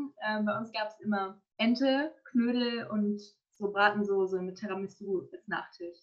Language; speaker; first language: German; native; German